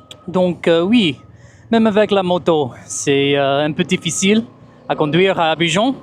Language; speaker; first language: French; non-native, fluent; English